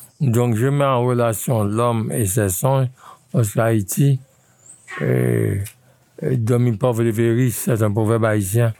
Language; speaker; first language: French; non-native, local second language; Haitian Creole